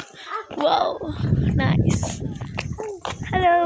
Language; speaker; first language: English; non-native, learner; Nepali